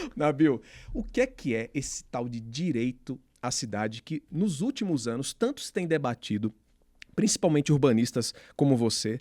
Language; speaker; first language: Portuguese; native; Portuguese